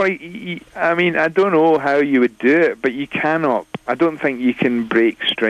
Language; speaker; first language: English; native; English